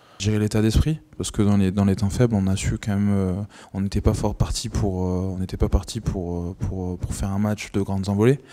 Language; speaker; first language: French; native; French